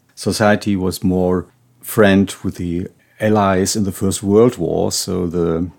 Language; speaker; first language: English; non-native, fluent; German